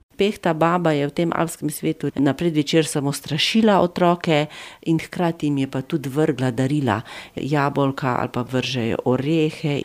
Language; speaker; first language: Slovenian; native; Slovenian